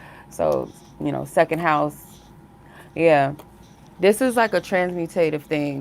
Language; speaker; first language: English; native; English